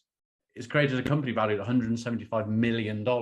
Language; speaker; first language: English; native; English